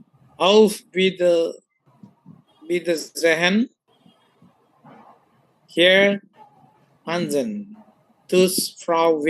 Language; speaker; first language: German; non-native, learner; Bangla